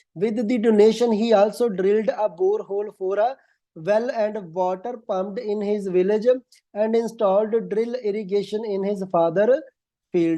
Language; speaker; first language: English; non-native, local second language; Punjabi